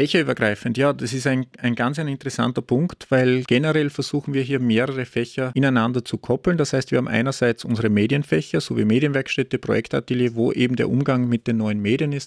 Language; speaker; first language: German; native; German